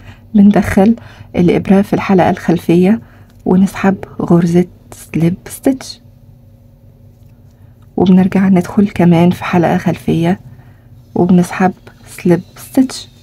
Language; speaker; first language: Arabic; native; Arabic